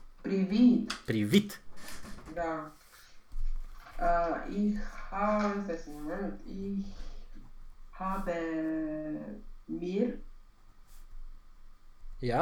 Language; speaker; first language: German; non-native, learner; Romanian